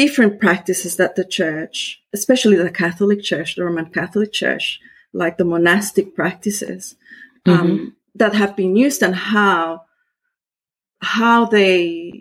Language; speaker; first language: English; non-native, fluent; Spanish